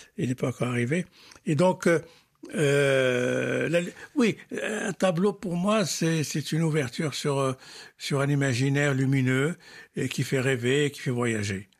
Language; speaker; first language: French; non-native, local second language; Arabic